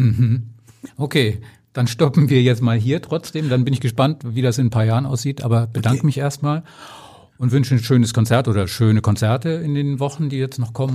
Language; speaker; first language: German; native; German